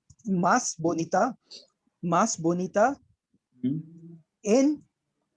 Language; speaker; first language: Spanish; non-native, learner; Hindi